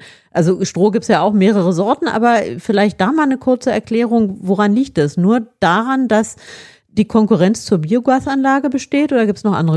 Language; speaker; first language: German; native; German